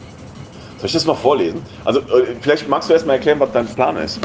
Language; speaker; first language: German; native; German